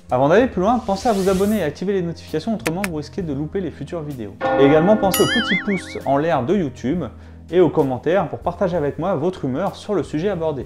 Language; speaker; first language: French; native; French